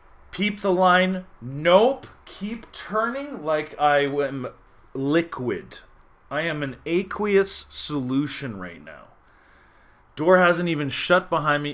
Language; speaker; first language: English; native; English